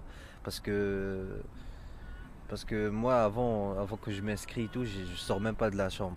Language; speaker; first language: French; non-native, local second language; Arabic